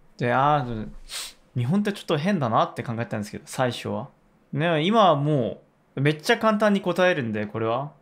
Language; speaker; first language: Japanese; non-native, fluent; Korean